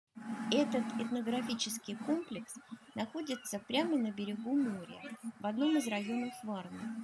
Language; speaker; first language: Russian; native; Russian